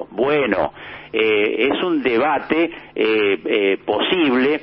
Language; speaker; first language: Spanish; native; Spanish